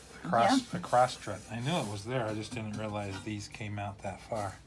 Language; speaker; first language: English; native; English